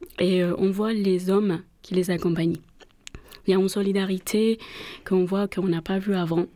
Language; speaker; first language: French; non-native, fluent; Persian